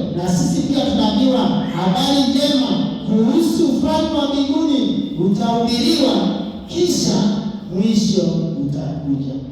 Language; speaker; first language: Swahili; non-native, local second language; Luo (Kenya and Tanzania)